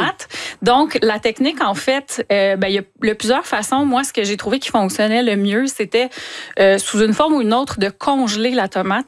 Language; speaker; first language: French; native; French